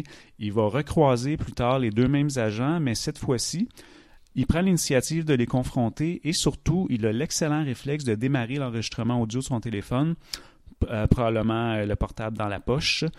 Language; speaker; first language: French; native; French